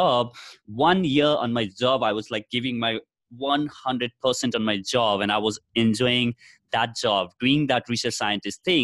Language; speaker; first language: English; non-native, local second language; Nepali